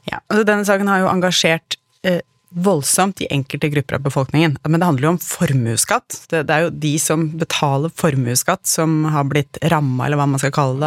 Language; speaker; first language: Norwegian; native; Norwegian